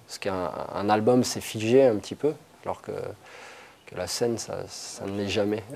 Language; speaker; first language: French; native; French